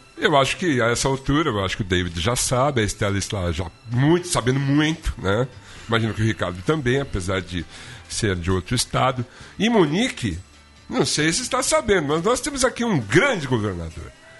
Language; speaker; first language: Portuguese; native; Portuguese